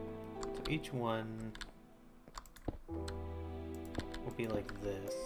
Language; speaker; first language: English; native; English